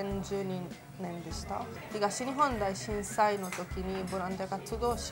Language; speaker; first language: Japanese; non-native, fluent; Italian